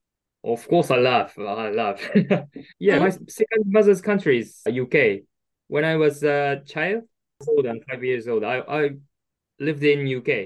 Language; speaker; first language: English; non-native, learner; Japanese